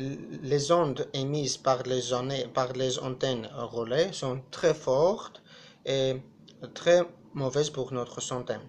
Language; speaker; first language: French; non-native, fluent; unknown